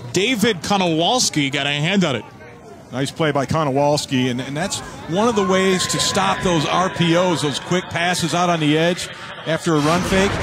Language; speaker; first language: English; native; English